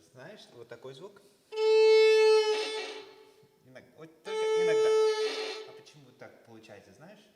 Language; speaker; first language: Russian; early bilingual, heritage; Russian